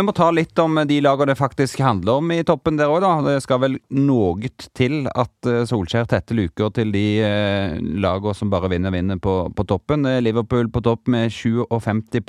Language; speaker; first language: Norwegian; native; Norwegian